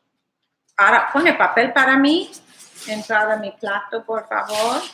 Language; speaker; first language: Spanish; non-native, learner; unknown